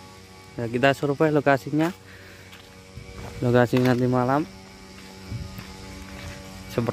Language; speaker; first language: Indonesian; non-native, local second language; Javanese